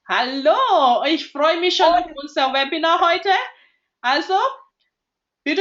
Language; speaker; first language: German; non-native, fluent; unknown